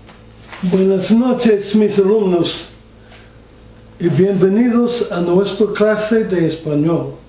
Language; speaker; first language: Spanish; non-native, learner; English